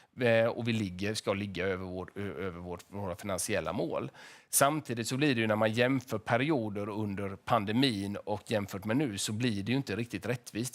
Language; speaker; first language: Swedish; native; Swedish